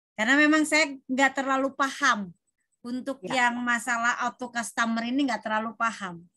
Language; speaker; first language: Indonesian; native; Indonesian